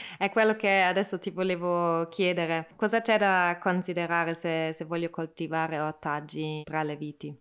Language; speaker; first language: Italian; non-native, local second language; German